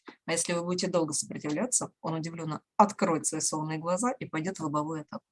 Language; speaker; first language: Russian; native; Russian